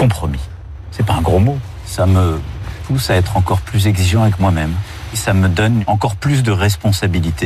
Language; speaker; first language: French; native; French